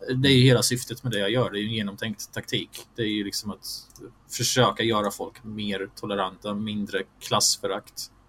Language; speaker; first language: Swedish; early bilingual, other home language; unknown